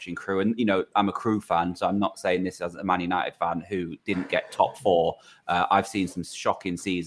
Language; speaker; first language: English; native; English